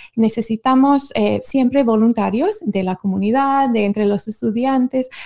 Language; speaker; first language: Spanish; non-native, fluent; English